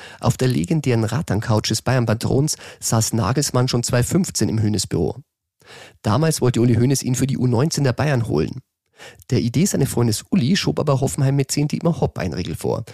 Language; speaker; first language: German; native; German